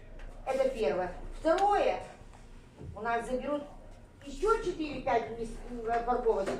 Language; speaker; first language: Russian; native; Russian